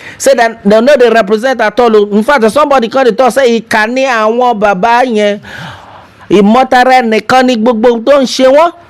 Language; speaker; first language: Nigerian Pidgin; non-native, local second language; Yoruba